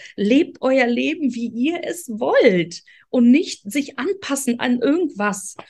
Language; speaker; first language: German; non-native, fluent; Polish